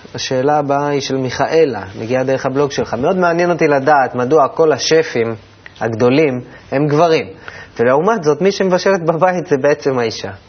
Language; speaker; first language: Hebrew; native; Hebrew